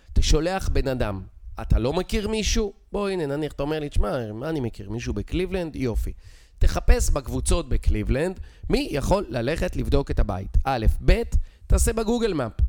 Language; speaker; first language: Hebrew; native; Hebrew